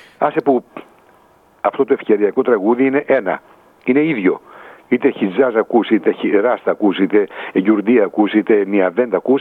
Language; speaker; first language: Greek; native; Greek